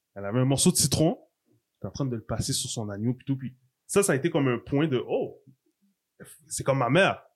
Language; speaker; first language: French; native; French